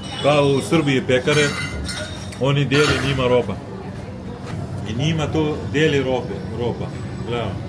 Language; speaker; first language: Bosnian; early bilingual, heritage; Bosnian